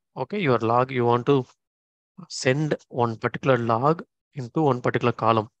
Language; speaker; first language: English; non-native, local second language; Tamil